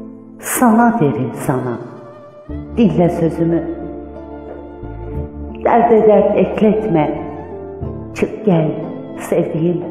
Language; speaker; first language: Turkish; native; Turkish